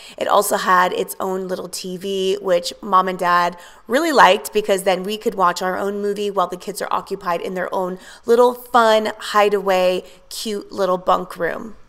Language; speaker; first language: English; native; English